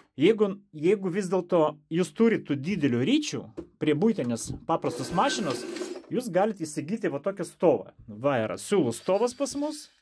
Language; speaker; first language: Lithuanian; non-native, local second language; Russian